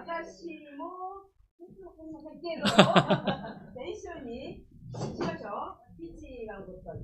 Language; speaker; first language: Japanese; non-native, learner; Korean